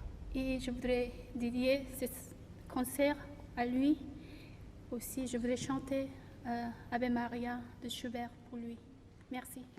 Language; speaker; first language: French; non-native, learner; Korean